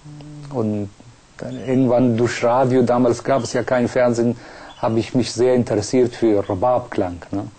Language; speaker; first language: German; non-native, fluent; Persian